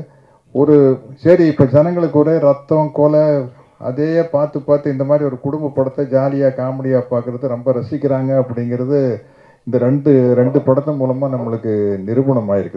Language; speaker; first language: Tamil; native; Tamil